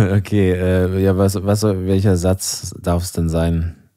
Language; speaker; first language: German; native; German